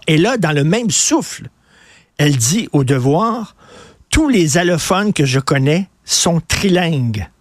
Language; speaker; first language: French; native; French